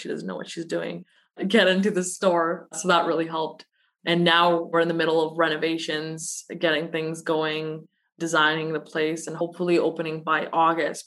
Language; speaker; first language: English; native; English